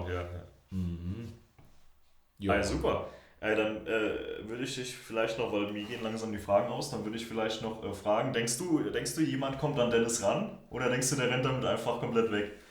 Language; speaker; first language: German; native; German